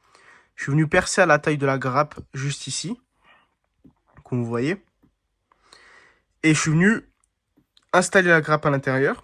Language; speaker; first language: French; native; French